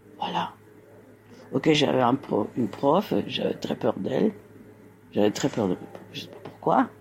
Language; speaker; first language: French; non-native, fluent; Spanish